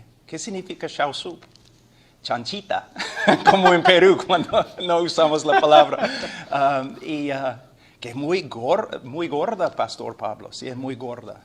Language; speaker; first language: Spanish; non-native, fluent; English